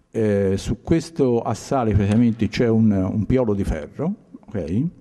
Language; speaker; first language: Italian; native; Italian